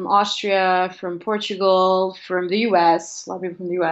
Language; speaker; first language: English; non-native, fluent; Portuguese